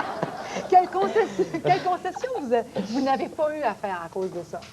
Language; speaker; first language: French; native; French